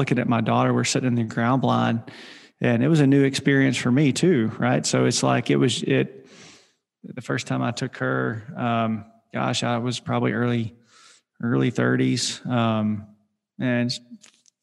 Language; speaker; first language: English; native; English